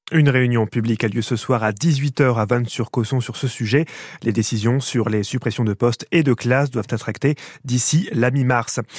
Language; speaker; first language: French; native; French